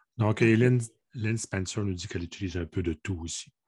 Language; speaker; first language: French; native; French